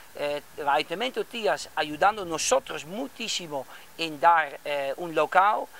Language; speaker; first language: Spanish; non-native, learner; Dutch